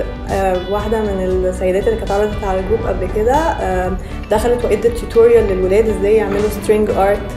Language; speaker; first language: Arabic; native; Arabic